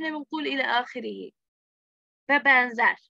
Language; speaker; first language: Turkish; non-native, fluent; Arabic